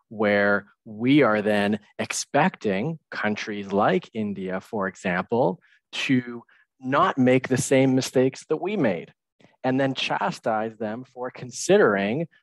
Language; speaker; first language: English; native; English